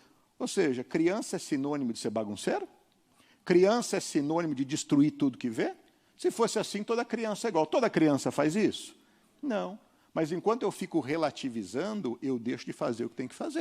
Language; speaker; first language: Portuguese; native; Portuguese